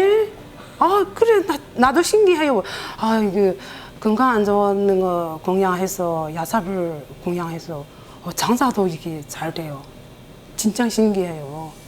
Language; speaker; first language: Korean; non-native, learner; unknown